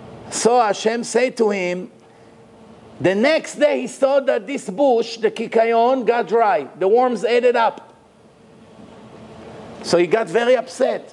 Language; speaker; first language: English; non-native, fluent; Hebrew